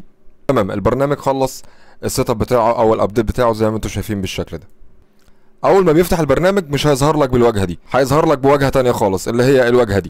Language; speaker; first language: Arabic; native; Arabic